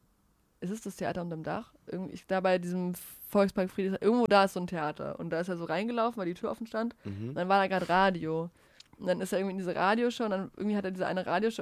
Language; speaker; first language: German; native; German